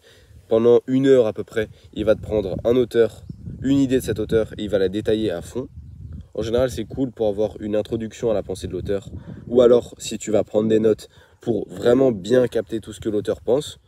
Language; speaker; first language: French; native; French